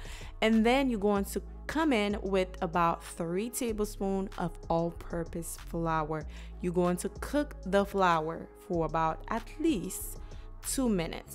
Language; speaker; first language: English; native; English